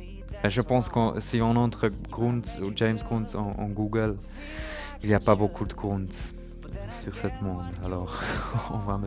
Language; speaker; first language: French; non-native, learner; German